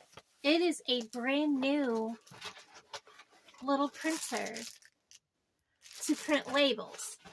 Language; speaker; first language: English; native; English